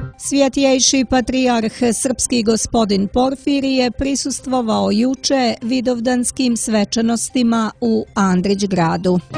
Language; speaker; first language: Serbian; native; Serbian